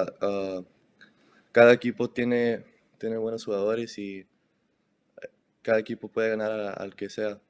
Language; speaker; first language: Spanish; early bilingual, heritage; Spanish